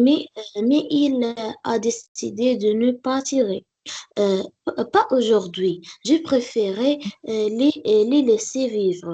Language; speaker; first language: French; non-native, learner; Arabic